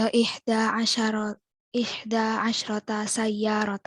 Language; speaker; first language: Arabic; non-native, learner; Indonesian